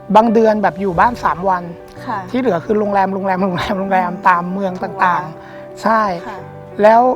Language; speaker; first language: Thai; native; Thai